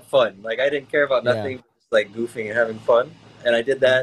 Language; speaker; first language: English; native; English